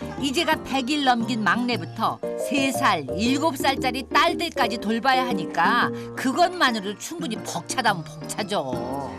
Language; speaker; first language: Korean; native; Korean